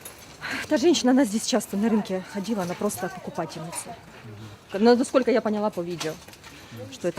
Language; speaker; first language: Russian; native; Russian